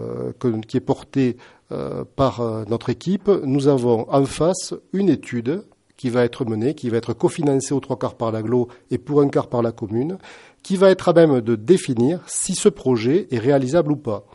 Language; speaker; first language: French; native; French